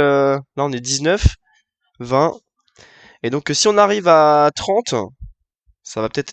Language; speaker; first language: French; native; French